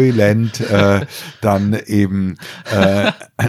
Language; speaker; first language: German; native; German